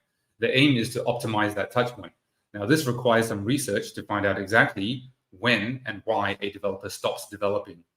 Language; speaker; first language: English; native; English